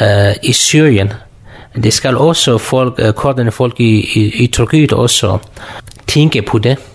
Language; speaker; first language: Danish; non-native, learner; Kurdish